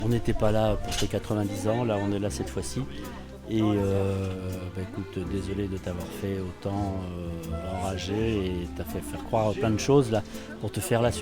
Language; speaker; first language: French; native; French